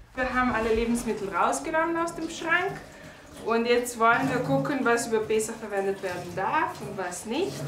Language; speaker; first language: German; non-native, fluent; Serbian